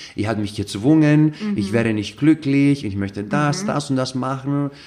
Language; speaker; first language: German; non-native, fluent; Greek